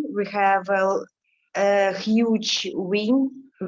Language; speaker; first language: English; non-native, learner; Russian